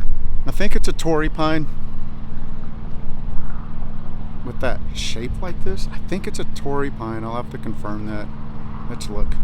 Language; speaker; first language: English; native; English